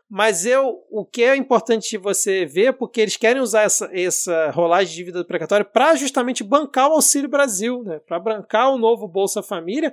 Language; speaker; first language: Portuguese; native; Portuguese